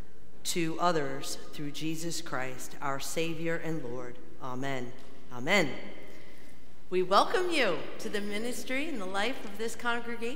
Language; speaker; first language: English; native; English